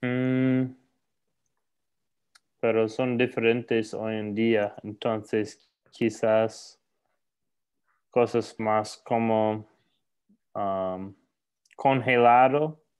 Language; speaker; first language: Spanish; non-native, learner; English